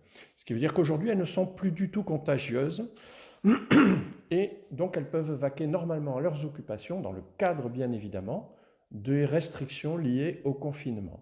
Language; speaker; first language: French; native; French